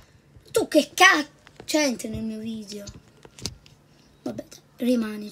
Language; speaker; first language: Italian; native; Italian